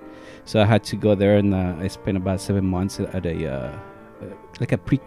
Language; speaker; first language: English; non-native, fluent; Spanish